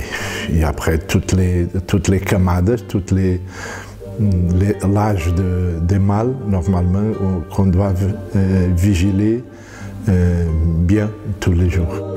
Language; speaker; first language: French; non-native, fluent; Portuguese